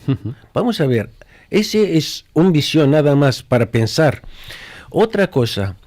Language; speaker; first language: Spanish; non-native, fluent; Arabic